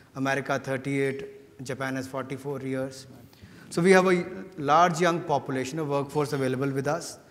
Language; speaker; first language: English; non-native, local second language; Hindi